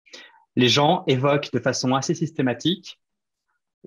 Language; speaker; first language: French; native; French